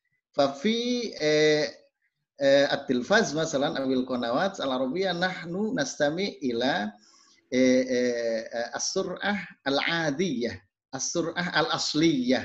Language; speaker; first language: Arabic; non-native, fluent; Indonesian